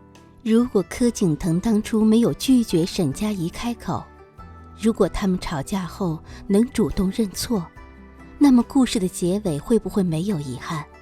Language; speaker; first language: Chinese; native; Chinese